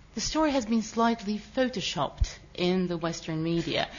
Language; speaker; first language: English; non-native, fluent; Russian